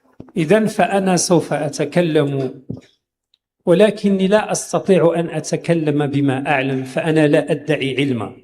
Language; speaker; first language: Arabic; native; Arabic